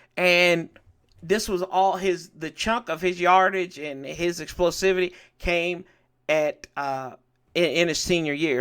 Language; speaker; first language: English; native; English